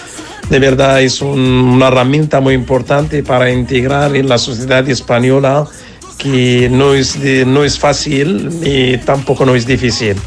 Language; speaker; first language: Spanish; non-native, learner; Arabic